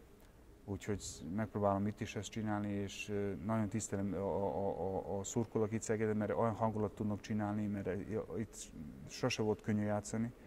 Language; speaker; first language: Hungarian; non-native, fluent; Serbian